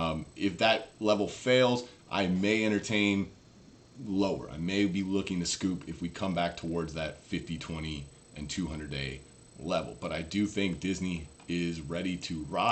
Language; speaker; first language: English; native; English